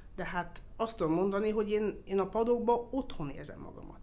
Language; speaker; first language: Hungarian; early bilingual, heritage; Hungarian